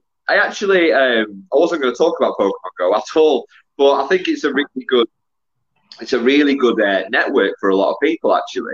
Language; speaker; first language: English; native; English